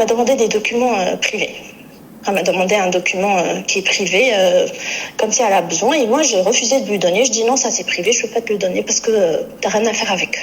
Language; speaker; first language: French; native; French